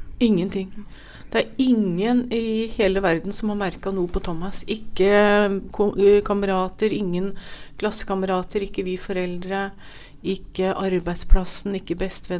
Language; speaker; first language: Norwegian; native; Norwegian